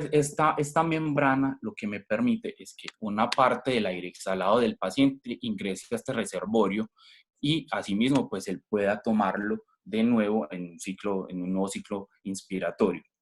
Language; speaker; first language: Spanish; native; Spanish